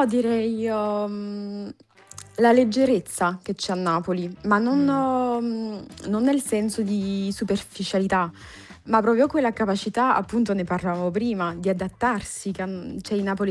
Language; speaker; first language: Italian; non-native, fluent; French